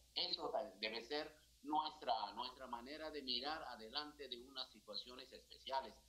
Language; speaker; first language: Spanish; non-native, fluent; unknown